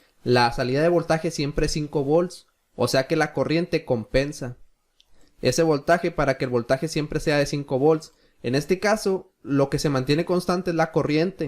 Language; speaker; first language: Spanish; native; Spanish